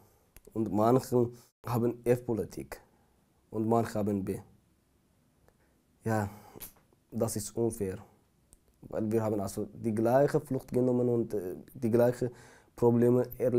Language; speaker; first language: German; non-native, learner; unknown